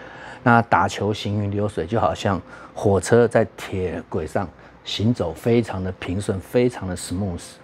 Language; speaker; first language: Chinese; native; Chinese